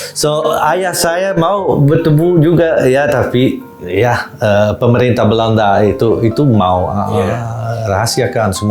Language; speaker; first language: Indonesian; non-native, fluent; Dutch